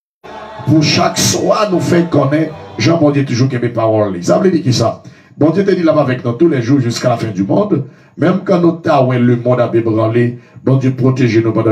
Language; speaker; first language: French; non-native, local second language; Haitian Creole